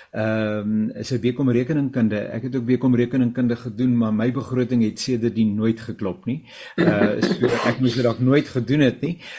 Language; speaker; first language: Afrikaans; native; Afrikaans